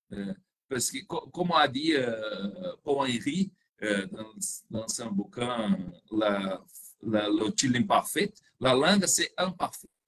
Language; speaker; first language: French; non-native, fluent; Portuguese